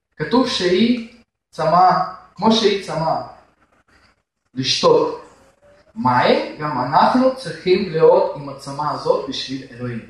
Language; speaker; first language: Hebrew; non-native, fluent; Russian